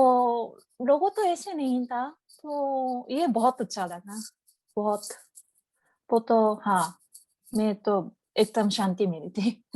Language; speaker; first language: Hindi; non-native, learner; Japanese